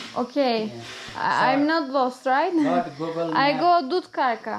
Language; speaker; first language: English; non-native, learner; Turkish